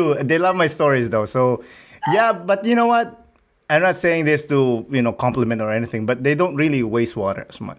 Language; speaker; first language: English; non-native, local second language; Filipino